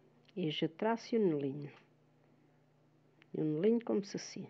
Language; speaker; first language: French; non-native, fluent; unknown